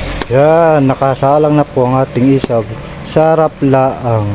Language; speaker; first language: Filipino; native; Filipino